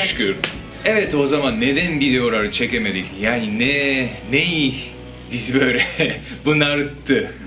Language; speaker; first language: Turkish; non-native, fluent; Japanese